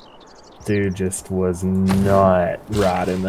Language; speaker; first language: English; native; English